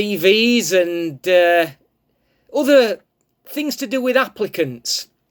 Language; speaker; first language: English; native; English